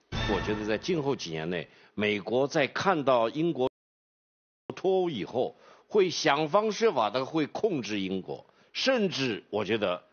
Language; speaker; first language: Chinese; native; Chinese